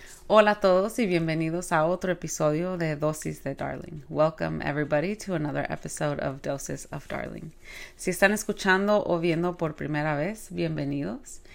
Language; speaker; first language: Spanish; early bilingual, heritage; Spanish